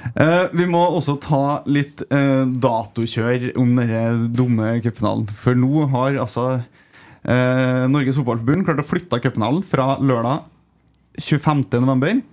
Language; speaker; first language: Norwegian; native; Norwegian